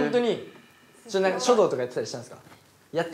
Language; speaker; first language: Japanese; native; Japanese